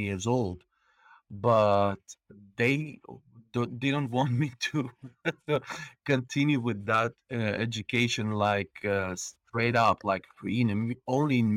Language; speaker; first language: English; non-native, fluent; Bulgarian